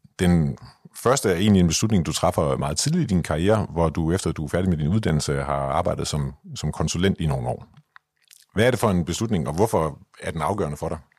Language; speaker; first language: Danish; native; Danish